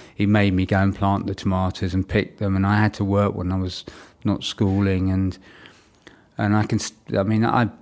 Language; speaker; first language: English; native; English